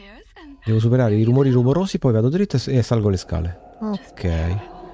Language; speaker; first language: Italian; native; Italian